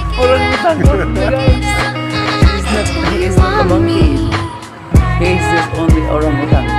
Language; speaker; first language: English; non-native, local second language; Cebuano